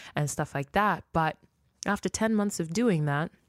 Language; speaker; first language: English; non-native, local second language; Luo (Kenya and Tanzania)